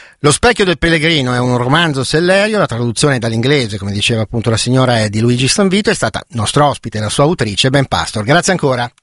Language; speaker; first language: Italian; native; Italian